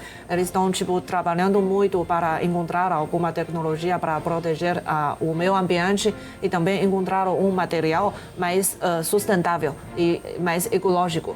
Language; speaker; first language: Portuguese; non-native, fluent; Chinese